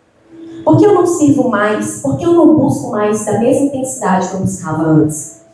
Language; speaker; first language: Portuguese; native; Portuguese